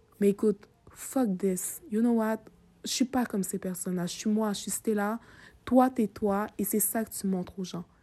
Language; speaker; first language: French; early bilingual, other home language; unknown